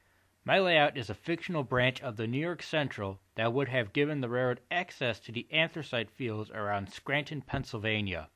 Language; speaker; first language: English; native; English